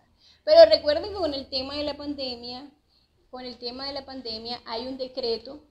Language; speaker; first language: Spanish; native; Spanish